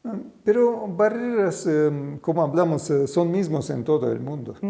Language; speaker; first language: Spanish; non-native, fluent; Russian